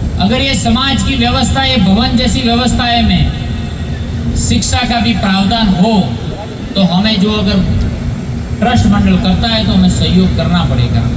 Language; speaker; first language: Hindi; non-native, local second language; Gujarati